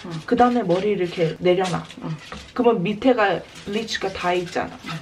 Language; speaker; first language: Korean; early bilingual, heritage; Korean